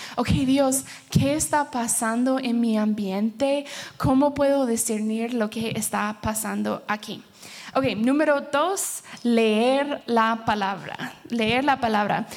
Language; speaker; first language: Spanish; early bilingual, heritage; Spanish